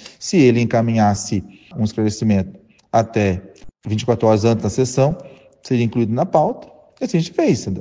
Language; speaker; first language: Portuguese; native; Portuguese